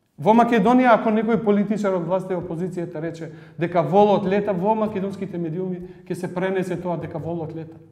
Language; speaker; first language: Macedonian; non-native, local second language; Albanian